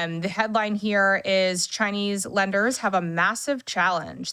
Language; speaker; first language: English; native; English